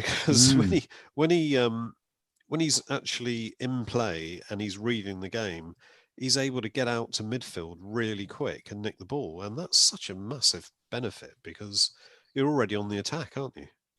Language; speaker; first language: English; native; English